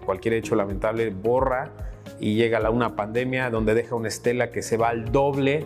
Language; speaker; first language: Spanish; native; Spanish